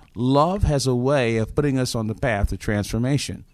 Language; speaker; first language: English; native; English